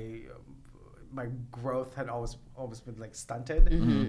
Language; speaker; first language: English; non-native, local second language; Filipino